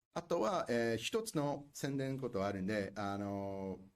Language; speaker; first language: Japanese; non-native, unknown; English